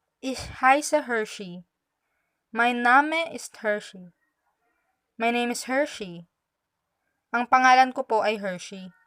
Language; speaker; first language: Filipino; native; Filipino